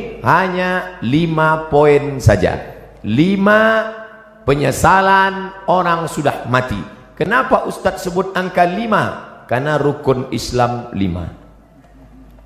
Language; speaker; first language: Indonesian; native; Indonesian